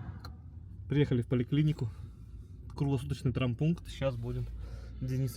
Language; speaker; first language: Russian; native; Russian